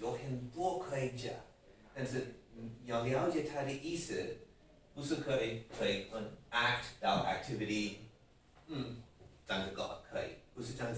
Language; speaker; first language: Chinese; non-native, fluent; English